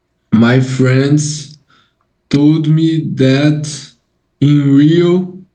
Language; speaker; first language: English; non-native, learner; Portuguese